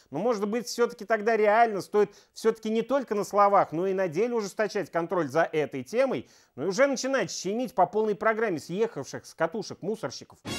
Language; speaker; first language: Russian; native; Russian